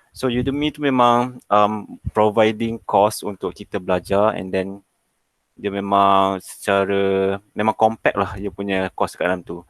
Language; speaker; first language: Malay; native; Malay